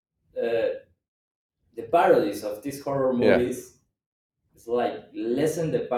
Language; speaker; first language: English; non-native, fluent; Spanish